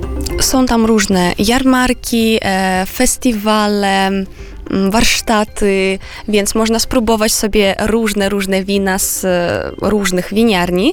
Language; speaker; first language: Polish; non-native, fluent; Romanian